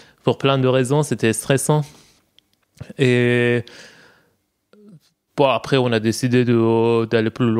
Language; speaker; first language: French; non-native, fluent; Persian